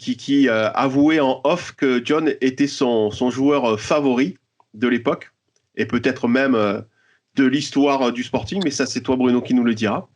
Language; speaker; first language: French; native; French